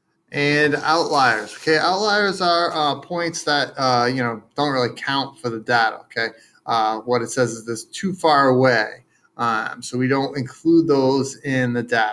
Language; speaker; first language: English; native; English